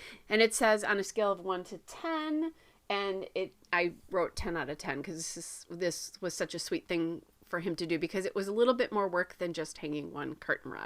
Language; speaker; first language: English; native; English